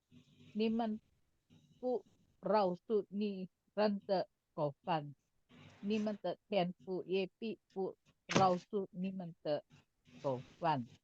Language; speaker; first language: Chinese; non-native, learner; Indonesian